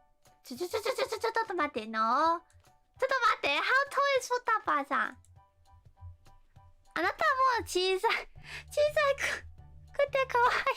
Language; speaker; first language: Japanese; non-native, learner; English